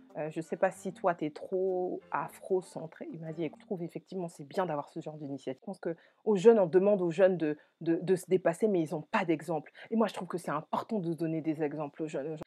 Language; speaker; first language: French; native; French